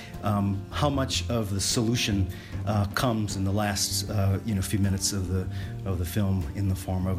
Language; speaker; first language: English; native; English